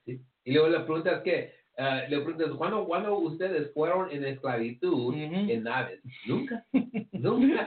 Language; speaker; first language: Spanish; early bilingual, heritage; English